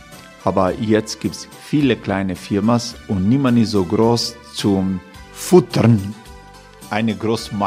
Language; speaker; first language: German; non-native, fluent; Croatian